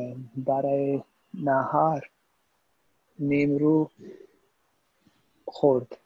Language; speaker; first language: Persian; non-native, learner; Urdu